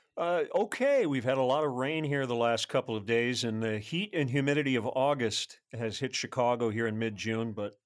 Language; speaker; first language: English; native; English